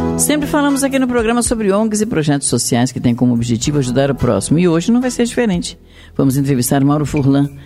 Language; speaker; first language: Portuguese; native; Portuguese